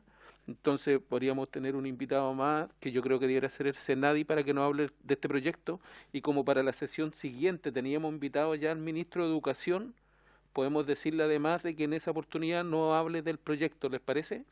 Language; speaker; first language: Spanish; native; Spanish